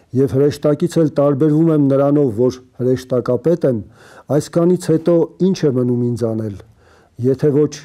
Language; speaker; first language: Armenian; native; Armenian